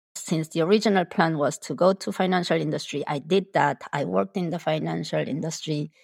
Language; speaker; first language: English; non-native, fluent; Spanish